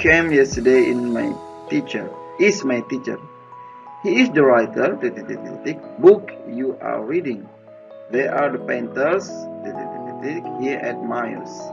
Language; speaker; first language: English; non-native, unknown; Indonesian